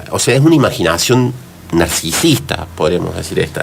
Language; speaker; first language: Spanish; native; Spanish